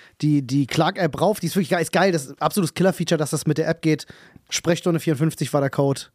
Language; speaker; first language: German; native; German